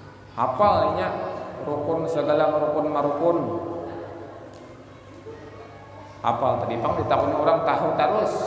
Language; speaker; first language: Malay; non-native, local second language; Banjar